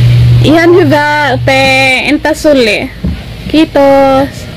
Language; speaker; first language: Finnish; non-native, learner; Filipino